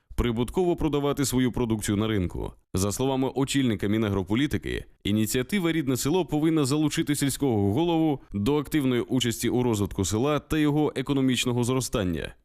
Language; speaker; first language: Ukrainian; native; Ukrainian